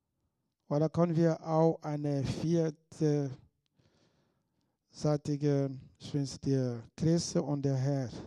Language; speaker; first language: German; non-native, fluent; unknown